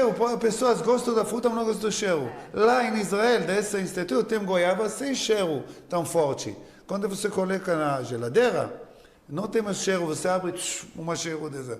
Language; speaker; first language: Portuguese; non-native, learner; Hebrew